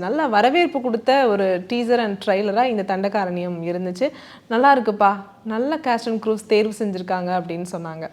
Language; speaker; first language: Tamil; native; Tamil